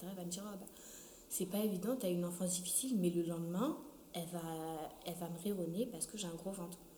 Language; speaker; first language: French; early bilingual, other home language; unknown